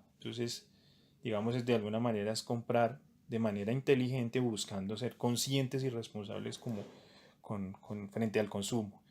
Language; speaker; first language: Spanish; native; Spanish